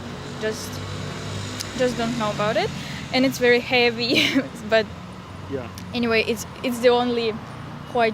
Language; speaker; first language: English; non-native, fluent; Russian